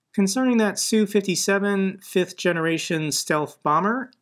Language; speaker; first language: English; native; English